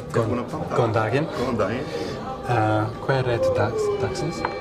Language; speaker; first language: Icelandic; non-native, learner; English